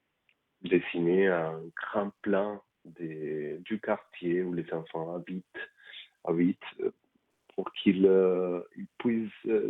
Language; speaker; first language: French; non-native, fluent; Spanish